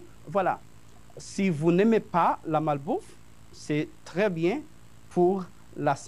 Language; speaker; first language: French; non-native, fluent; Spanish